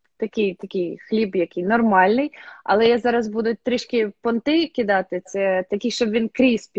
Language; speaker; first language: Ukrainian; non-native, local second language; Russian